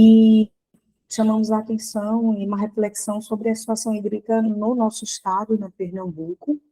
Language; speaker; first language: Portuguese; native; Portuguese